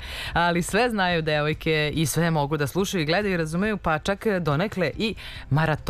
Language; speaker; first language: Serbian; native; Serbian